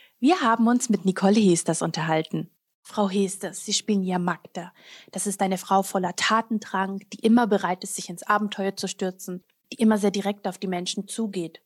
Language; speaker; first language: German; native; German